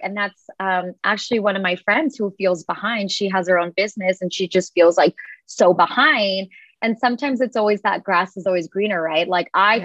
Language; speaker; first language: English; native; English